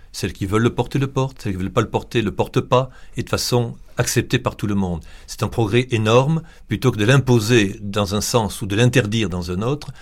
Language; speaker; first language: French; native; French